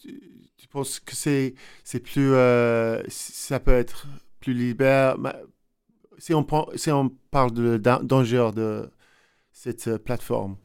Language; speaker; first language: French; non-native, learner; English